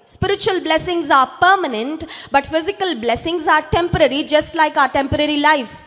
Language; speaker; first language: English; non-native, local second language; Telugu